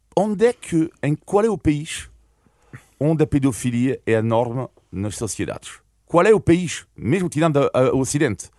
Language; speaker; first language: Portuguese; non-native, fluent; French